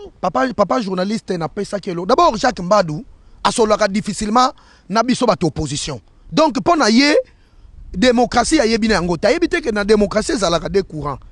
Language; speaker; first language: Lingala; non-native, local second language; Kongo